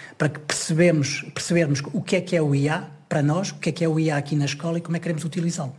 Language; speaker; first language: Portuguese; native; Portuguese